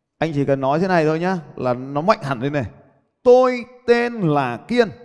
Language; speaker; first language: Vietnamese; native; Vietnamese